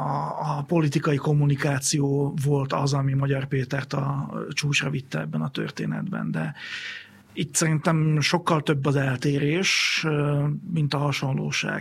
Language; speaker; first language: Hungarian; native; Hungarian